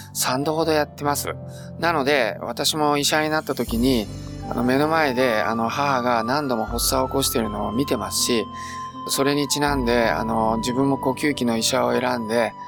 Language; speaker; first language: Japanese; native; Japanese